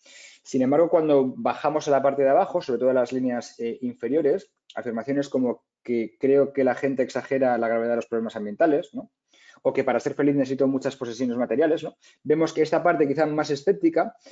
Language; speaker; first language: Spanish; native; Spanish